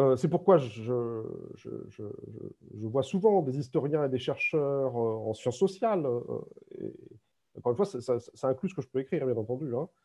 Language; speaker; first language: French; native; French